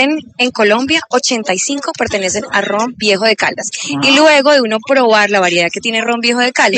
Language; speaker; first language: Spanish; native; Spanish